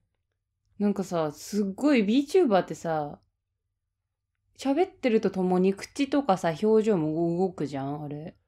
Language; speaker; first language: Japanese; native; Japanese